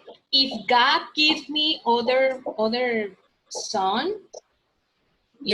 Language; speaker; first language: English; non-native, learner; Spanish